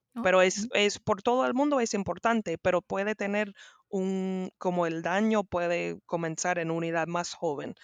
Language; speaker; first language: Spanish; non-native, learner; English